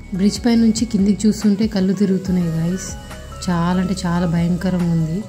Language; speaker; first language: Telugu; non-native, local second language; Lambadi